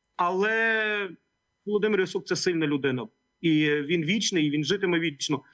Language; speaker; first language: Ukrainian; native; Ukrainian